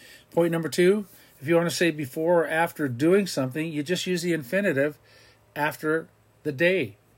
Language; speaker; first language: English; native; English